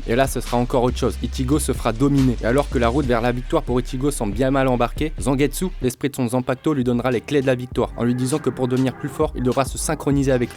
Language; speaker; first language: French; native; French